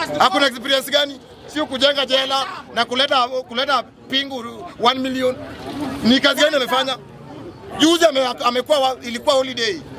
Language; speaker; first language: Swahili; non-native, local second language; Luo (Kenya and Tanzania)